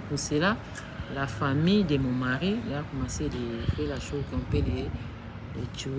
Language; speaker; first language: French; non-native, learner; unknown